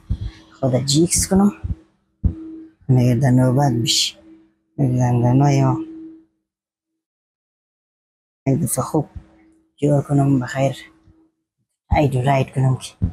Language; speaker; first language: Persian; non-native, local second language; Hazaragi